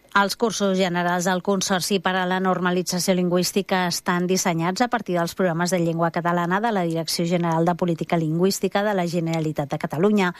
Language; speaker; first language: Catalan; native; Catalan